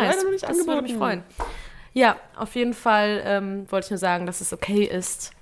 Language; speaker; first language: German; early bilingual, other home language; Vietnamese